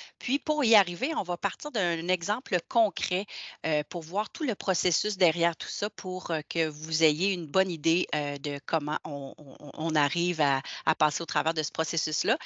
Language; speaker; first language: French; native; French